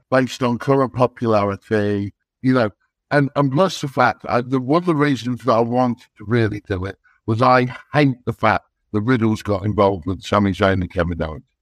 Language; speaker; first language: English; native; English